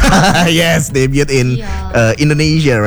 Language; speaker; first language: English; non-native, fluent; Indonesian